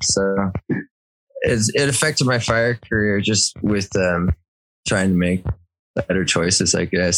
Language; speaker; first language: English; native; English